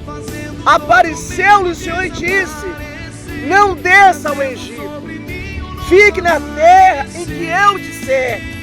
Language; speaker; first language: Portuguese; native; Portuguese